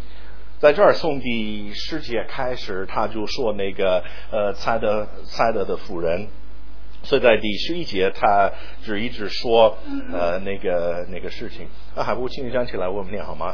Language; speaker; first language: Chinese; non-native, fluent; English